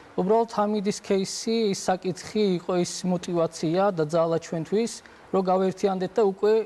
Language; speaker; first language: Georgian; non-native, local second language; Azerbaijani